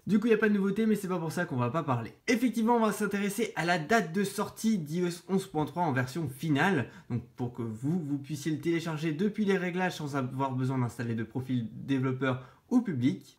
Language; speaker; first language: French; native; French